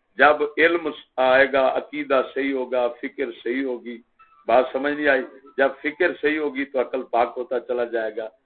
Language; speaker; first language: Urdu; native; Urdu